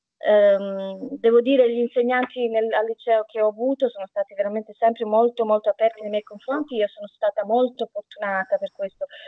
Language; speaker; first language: Italian; non-native, fluent; Bosnian